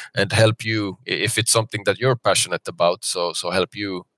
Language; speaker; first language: English; non-native, fluent; Finnish